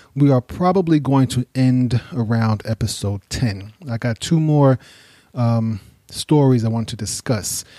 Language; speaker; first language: English; native; English